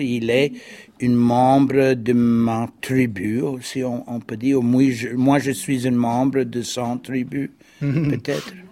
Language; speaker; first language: French; non-native, fluent; English